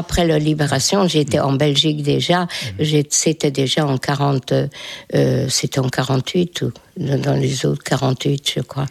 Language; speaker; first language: French; non-native, fluent; Hungarian